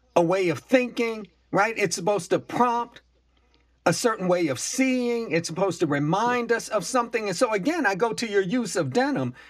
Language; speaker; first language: English; native; English